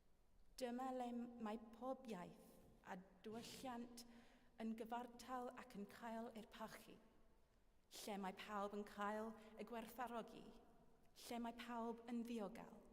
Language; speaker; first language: Welsh; non-native, fluent; English